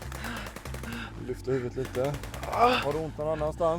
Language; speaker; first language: Swedish; native; Swedish